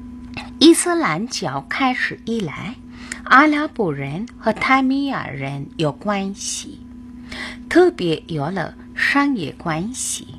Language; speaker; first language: Chinese; non-native, learner; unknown